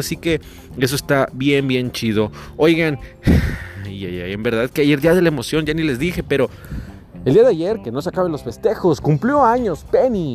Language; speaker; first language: Spanish; native; Spanish